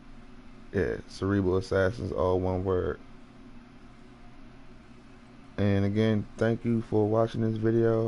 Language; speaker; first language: English; native; English